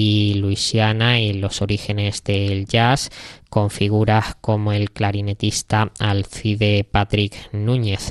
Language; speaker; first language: Spanish; native; Spanish